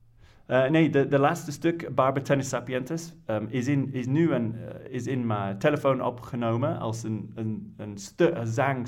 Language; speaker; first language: Dutch; non-native, fluent; English